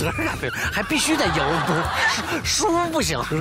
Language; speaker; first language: Chinese; native; Chinese